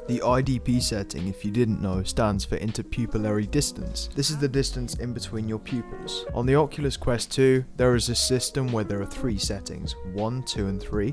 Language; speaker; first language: English; native; English